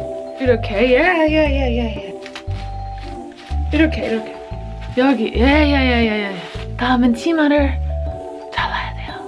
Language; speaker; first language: Korean; non-native, learner; English